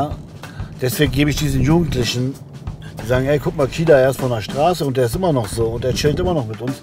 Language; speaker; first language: German; early bilingual, other home language; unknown